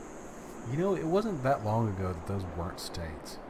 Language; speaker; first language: English; native; English